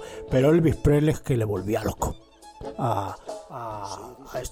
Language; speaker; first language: Spanish; native; Spanish